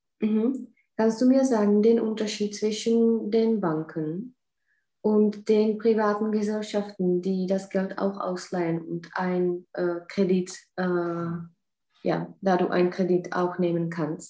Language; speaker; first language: German; non-native, fluent; Czech